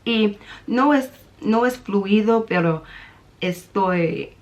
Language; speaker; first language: Spanish; non-native, learner; English